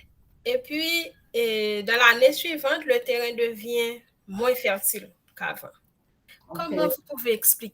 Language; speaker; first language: French; non-native, local second language; Haitian Creole